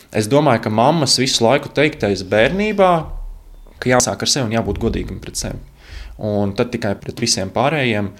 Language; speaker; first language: Latvian; non-native, local second language; Russian